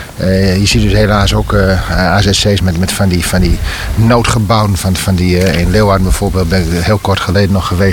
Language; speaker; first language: Dutch; native; Dutch